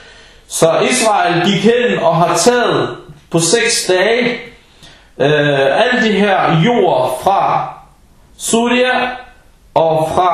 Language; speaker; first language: Danish; early bilingual, other home language; Arabic